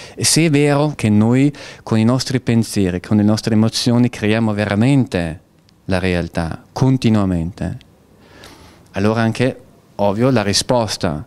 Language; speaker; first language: Italian; non-native, fluent; German